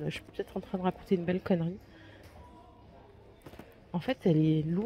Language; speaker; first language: French; native; French